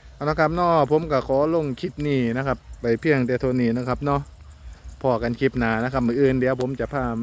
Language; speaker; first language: Thai; non-native, local second language; Northeastern Thai